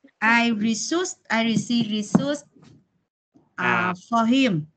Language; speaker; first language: English; non-native, learner; Vietnamese